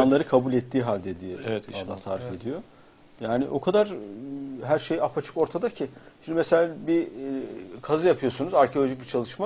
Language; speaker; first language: Turkish; native; Turkish